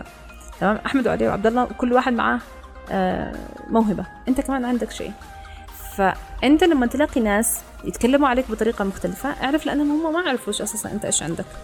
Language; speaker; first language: Arabic; native; Arabic